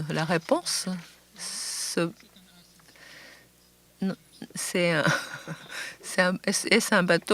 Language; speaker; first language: French; non-native, fluent; Japanese